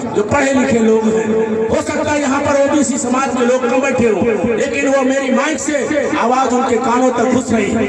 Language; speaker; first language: Hindi; native; Hindi